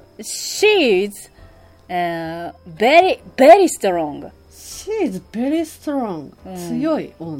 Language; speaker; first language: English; non-native, learner; Japanese